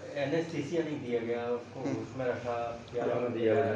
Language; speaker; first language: Hindi; native; Hindi